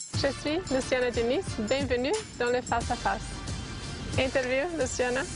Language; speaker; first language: French; non-native, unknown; Portuguese